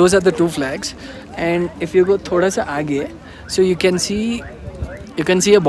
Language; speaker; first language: English; non-native, local second language; Telugu